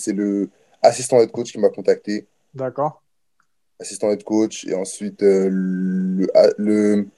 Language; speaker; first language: French; native; French